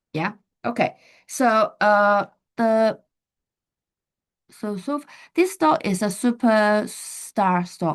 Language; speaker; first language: English; non-native, fluent; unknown